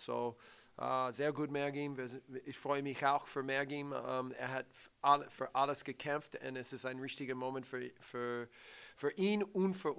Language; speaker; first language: German; non-native, learner; English